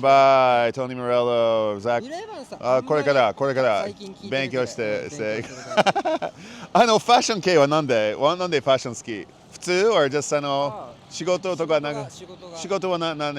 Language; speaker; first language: Japanese; non-native, learner; English